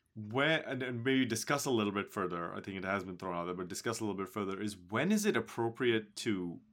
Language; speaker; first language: English; non-native, local second language; Hindi